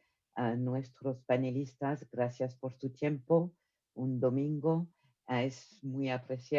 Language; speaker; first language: Spanish; non-native, fluent; French